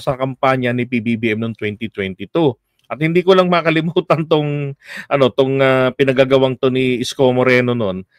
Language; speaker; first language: Filipino; native; Filipino